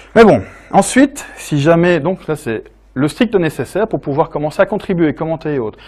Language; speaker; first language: French; native; French